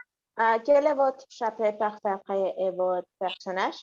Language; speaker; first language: French; non-native, learner; Spanish